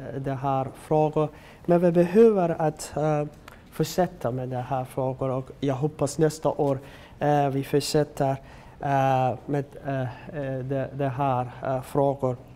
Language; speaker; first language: Swedish; non-native, learner; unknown